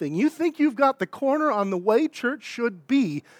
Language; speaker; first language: English; native; English